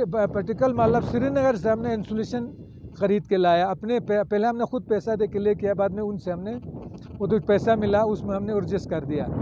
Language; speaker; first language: Urdu; non-native, local second language; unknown